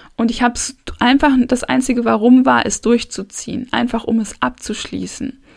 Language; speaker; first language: German; native; German